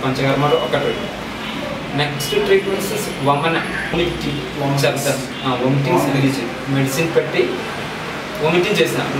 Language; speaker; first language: Telugu; non-native, learner; Malayalam